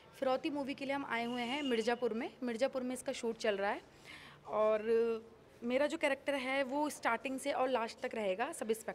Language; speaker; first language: Hindi; native; Hindi